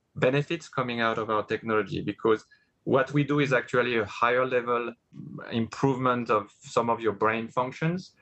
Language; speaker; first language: English; non-native, fluent; French